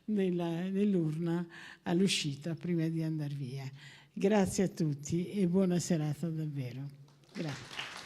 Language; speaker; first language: Italian; native; Italian